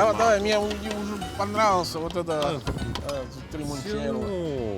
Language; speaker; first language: Russian; non-native, fluent; Italian